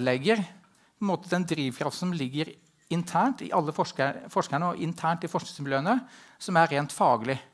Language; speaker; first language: Norwegian; native; Norwegian